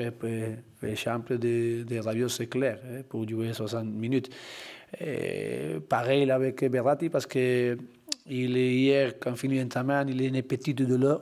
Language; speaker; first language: French; non-native, learner; Spanish